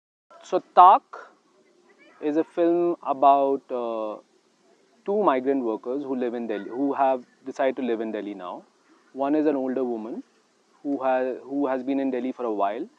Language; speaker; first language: English; non-native, local second language; Hindi